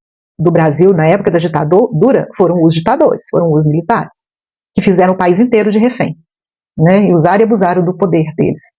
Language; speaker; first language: Portuguese; native; Portuguese